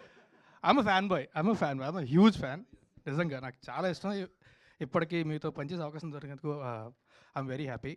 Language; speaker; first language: Telugu; native; Telugu